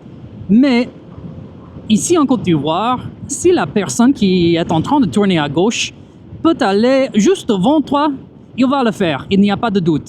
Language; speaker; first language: French; non-native, fluent; English